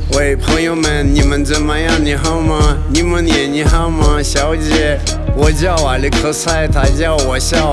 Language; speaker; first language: Chinese; non-native, learner; Russian